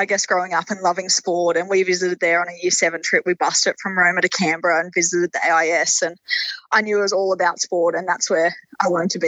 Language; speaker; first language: English; native; English